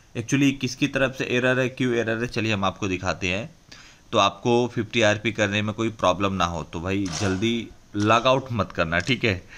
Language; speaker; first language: Hindi; native; Hindi